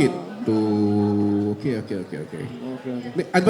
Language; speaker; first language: Indonesian; native; Indonesian